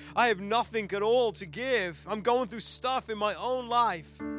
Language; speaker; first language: English; native; English